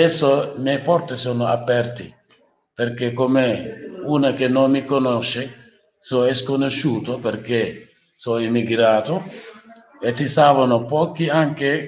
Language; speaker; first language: Italian; non-native, learner; Wolof